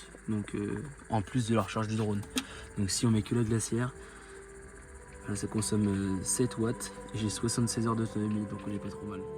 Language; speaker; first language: French; native; French